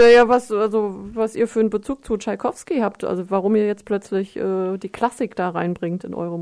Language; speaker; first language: German; native; German